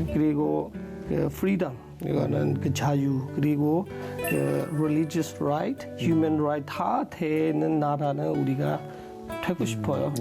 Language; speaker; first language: Korean; non-native, learner; S'gaw Karen